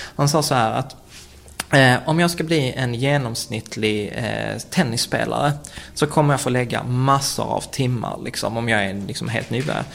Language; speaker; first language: Swedish; early bilingual, other home language; Czech